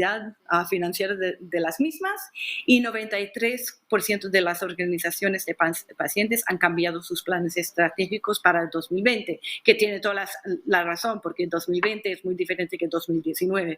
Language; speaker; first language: Spanish; non-native, fluent; English